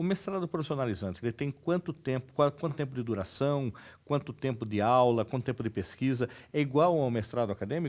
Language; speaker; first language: Portuguese; native; Portuguese